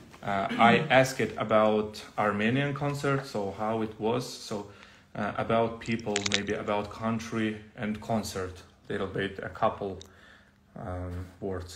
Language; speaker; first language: English; non-native, learner; Kazakh